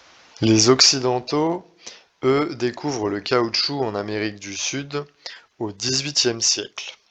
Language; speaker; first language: French; native; French